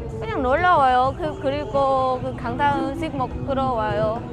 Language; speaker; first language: Korean; non-native, learner; Vietnamese